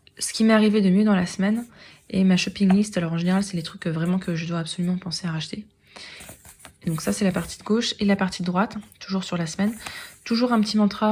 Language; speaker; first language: French; native; French